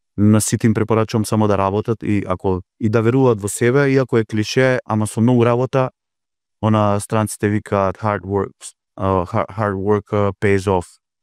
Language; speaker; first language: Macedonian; native; Macedonian